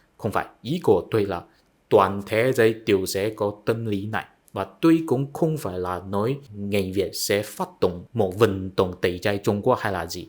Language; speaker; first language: Vietnamese; non-native, fluent; Chinese